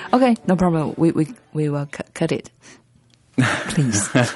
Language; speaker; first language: English; non-native, learner; Chinese